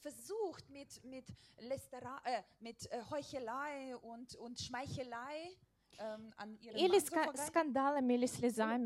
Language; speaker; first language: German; non-native, learner; Russian